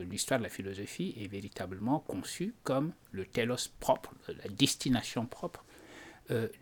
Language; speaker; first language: French; non-native, local second language; Wolof